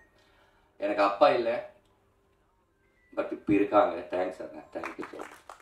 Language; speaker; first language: Tamil; non-native, learner; Telugu